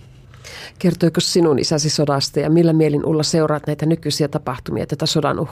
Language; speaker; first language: Finnish; native; Finnish